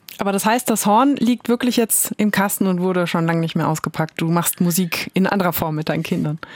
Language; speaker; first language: German; native; German